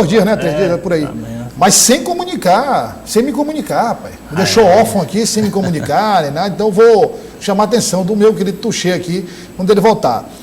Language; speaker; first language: Portuguese; native; Portuguese